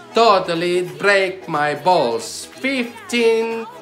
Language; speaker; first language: English; non-native, fluent; Armenian